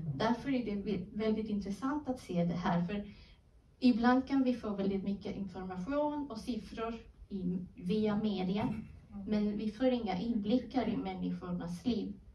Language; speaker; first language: Swedish; non-native, fluent; Spanish